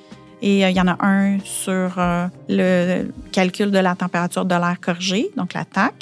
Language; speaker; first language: French; native; French